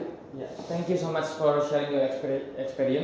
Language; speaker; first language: English; non-native, learner; Indonesian